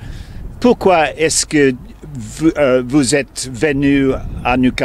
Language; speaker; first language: French; non-native, fluent; English